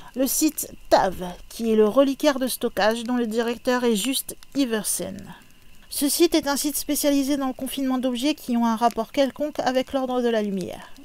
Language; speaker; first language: French; native; French